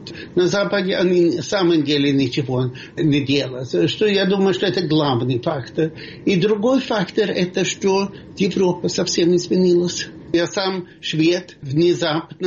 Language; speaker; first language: Russian; non-native, fluent; Swedish